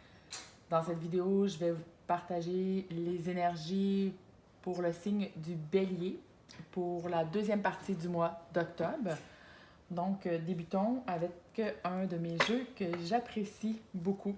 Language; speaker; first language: French; native; French